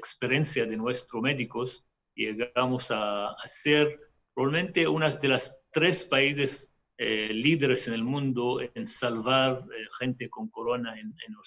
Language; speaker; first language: Spanish; non-native, fluent; Hebrew